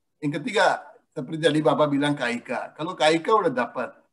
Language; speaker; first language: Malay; non-native, fluent; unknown